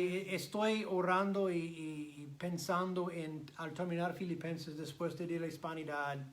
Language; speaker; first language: Spanish; non-native, fluent; English